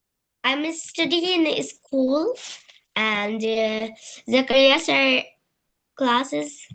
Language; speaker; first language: English; non-native, learner; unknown